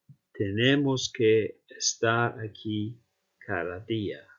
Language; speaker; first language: Spanish; non-native, fluent; Icelandic